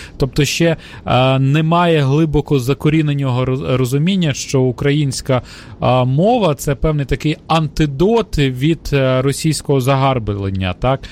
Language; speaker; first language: Ukrainian; native; Ukrainian